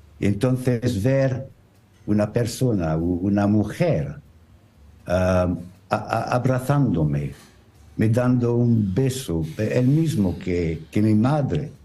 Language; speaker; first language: Spanish; non-native, learner; French